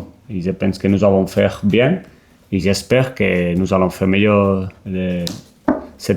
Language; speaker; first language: French; non-native, learner; Spanish